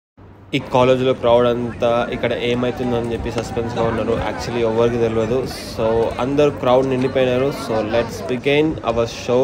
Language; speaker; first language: Telugu; native; Telugu